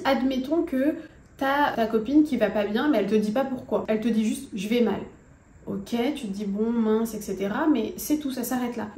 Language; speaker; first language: French; native; French